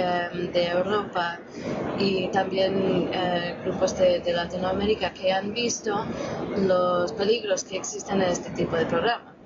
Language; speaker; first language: Spanish; non-native, fluent; English